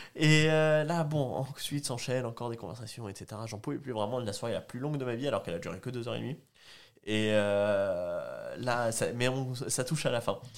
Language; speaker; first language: French; native; French